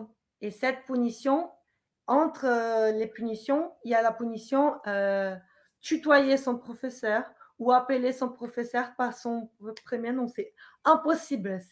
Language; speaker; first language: French; non-native, fluent; Portuguese